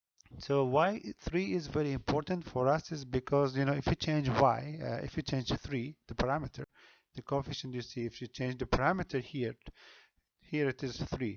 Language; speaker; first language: English; non-native, fluent; Turkish